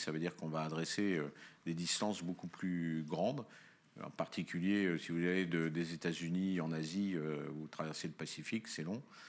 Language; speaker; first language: French; native; French